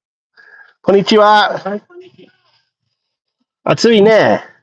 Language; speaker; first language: Japanese; non-native, learner; English